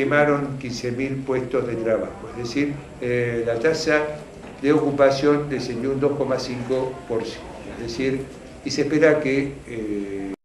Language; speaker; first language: Spanish; native; Spanish